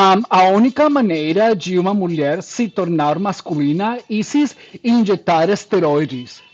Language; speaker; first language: Portuguese; non-native, learner; English